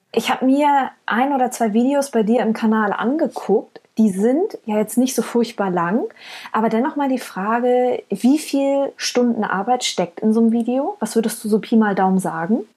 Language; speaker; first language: German; native; German